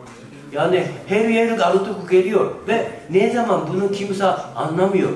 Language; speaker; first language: Turkish; non-native, fluent; Japanese